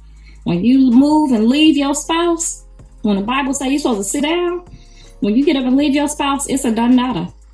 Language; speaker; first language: English; native; English